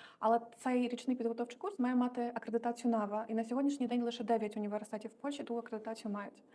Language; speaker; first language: Ukrainian; native; Ukrainian